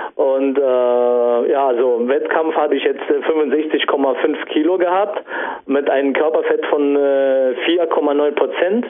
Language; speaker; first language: German; non-native, fluent; Italian